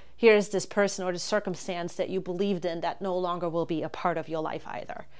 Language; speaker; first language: English; non-native, fluent; German